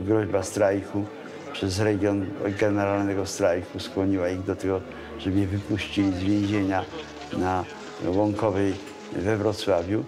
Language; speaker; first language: Polish; native; Polish